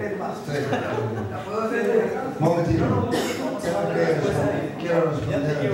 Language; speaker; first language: Spanish; non-native, fluent; English